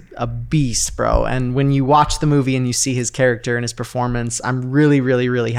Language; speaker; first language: English; native; English